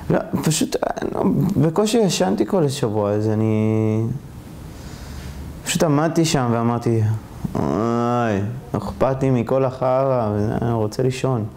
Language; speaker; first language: Hebrew; early bilingual, heritage; Hebrew